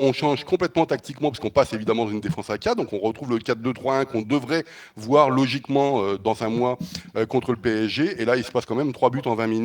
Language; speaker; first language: French; native; French